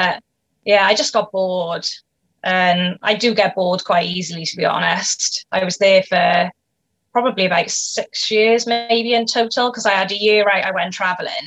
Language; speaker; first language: English; native; English